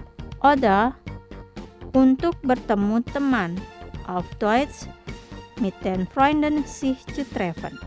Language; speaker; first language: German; non-native, fluent; Indonesian